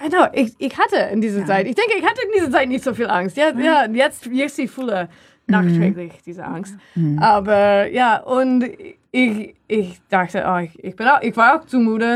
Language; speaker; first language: German; non-native, learner; English